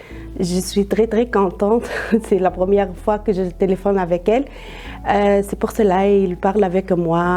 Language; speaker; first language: French; non-native, learner; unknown